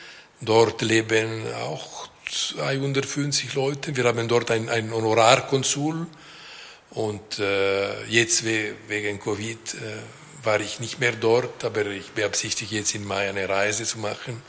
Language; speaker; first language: German; non-native, local second language; French